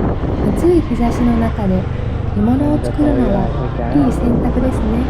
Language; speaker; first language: Japanese; non-native, fluent; Vietnamese